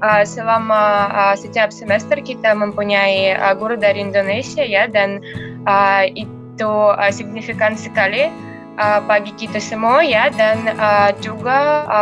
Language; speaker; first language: Indonesian; non-native, fluent; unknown